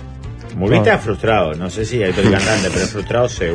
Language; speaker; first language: Spanish; native; Spanish